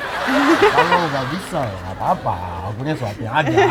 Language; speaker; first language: Indonesian; non-native, learner; Japanese